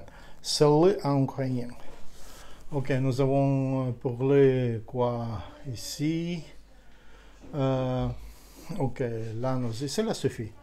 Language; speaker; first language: French; non-native, learner; Ukrainian